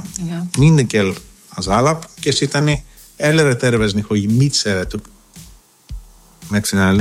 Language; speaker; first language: Hungarian; non-native, fluent; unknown